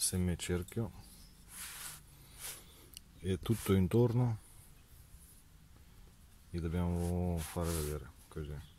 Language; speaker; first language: Italian; non-native, fluent; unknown